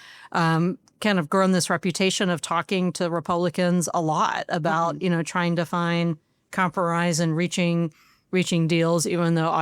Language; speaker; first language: English; native; English